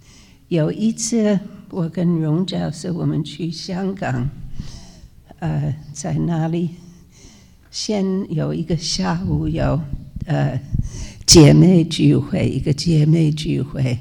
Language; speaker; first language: Chinese; non-native, fluent; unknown